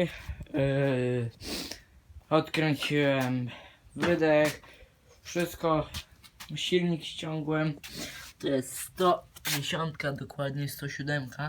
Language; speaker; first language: Polish; native; Polish